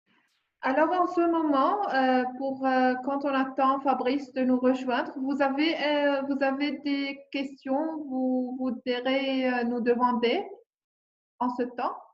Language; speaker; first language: French; non-native, learner; English